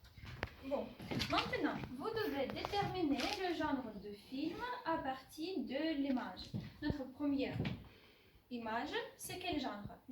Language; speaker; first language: French; non-native, fluent; Ukrainian